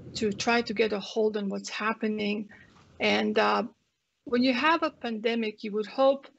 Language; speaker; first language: English; non-native, fluent; Croatian